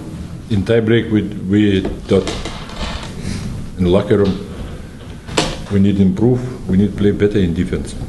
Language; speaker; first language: English; non-native, learner; Lithuanian